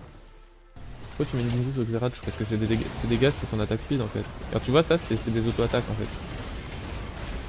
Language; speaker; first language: French; native; French